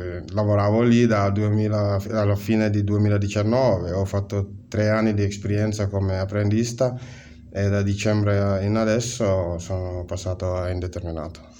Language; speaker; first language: Italian; non-native, fluent; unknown